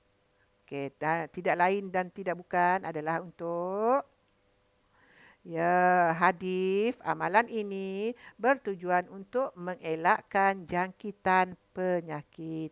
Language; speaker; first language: Malay; native; Malay